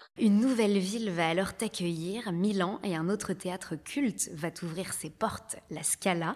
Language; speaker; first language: French; native; French